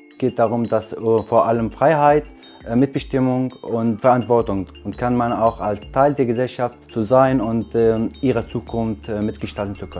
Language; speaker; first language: German; non-native, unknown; Arabic